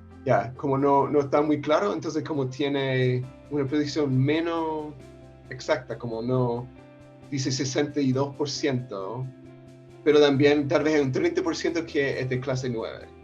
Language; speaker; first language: Spanish; non-native, fluent; English